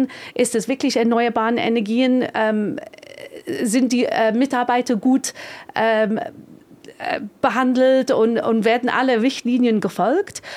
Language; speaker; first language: German; non-native, fluent; English